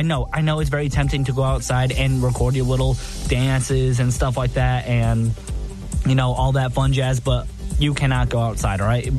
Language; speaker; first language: English; native; English